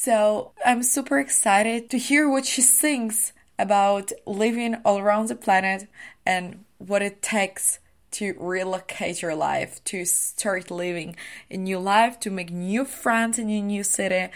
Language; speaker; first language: English; non-native, fluent; Ukrainian